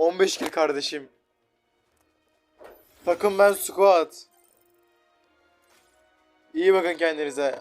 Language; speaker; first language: Turkish; native; Turkish